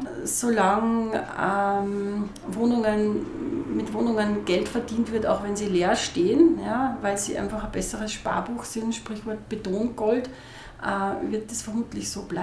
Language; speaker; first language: German; native; German